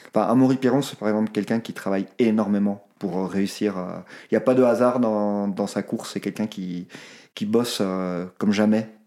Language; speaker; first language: French; native; French